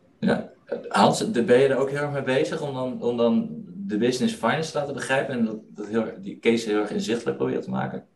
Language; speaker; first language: Dutch; native; Dutch